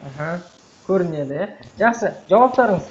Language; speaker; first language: Kazakh; native; Kazakh